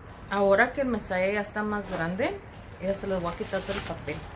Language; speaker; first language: Spanish; early bilingual, heritage; Spanish